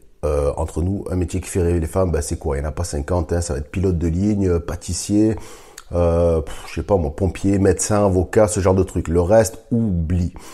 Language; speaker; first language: French; native; French